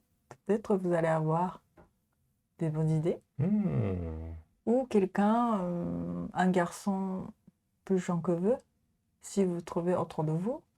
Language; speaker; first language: French; non-native, fluent; Japanese